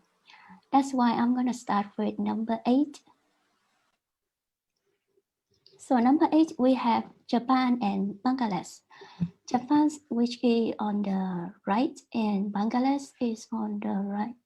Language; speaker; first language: English; non-native, learner; Vietnamese